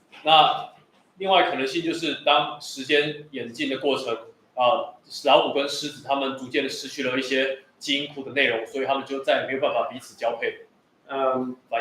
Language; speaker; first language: Chinese; native; Chinese